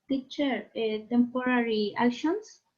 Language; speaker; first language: English; non-native, learner; Spanish